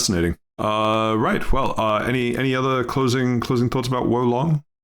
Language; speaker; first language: English; native; English